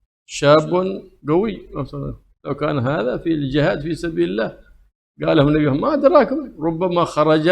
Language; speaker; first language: Arabic; native; Arabic